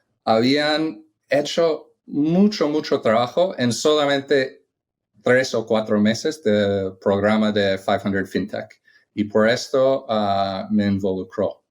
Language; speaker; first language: Spanish; non-native, fluent; English